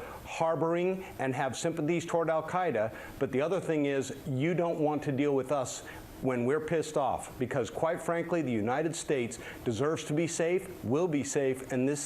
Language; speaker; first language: English; native; English